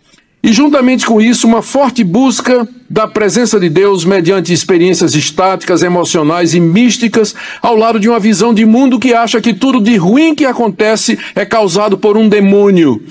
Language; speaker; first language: Portuguese; native; Portuguese